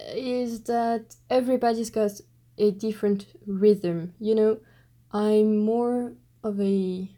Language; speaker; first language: English; non-native, fluent; French